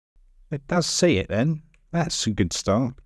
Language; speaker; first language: English; native; English